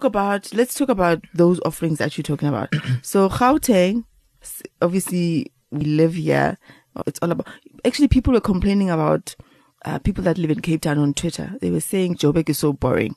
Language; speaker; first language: English; non-native, local second language; Xhosa